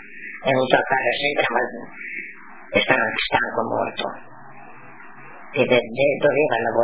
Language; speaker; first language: Italian; non-native, local second language; Friulian